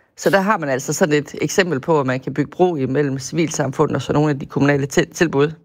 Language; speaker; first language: Danish; native; Danish